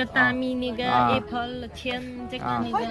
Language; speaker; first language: Chinese; non-native, learner; Nepali